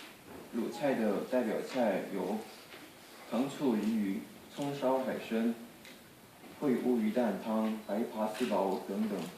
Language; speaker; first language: Chinese; non-native, fluent; Korean